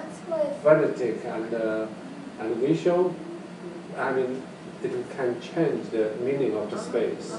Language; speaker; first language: English; non-native, learner; Chinese